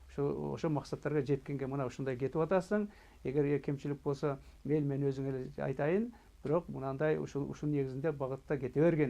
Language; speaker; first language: Kyrgyz; native; Kyrgyz